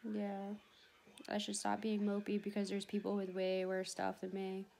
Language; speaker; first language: English; native; English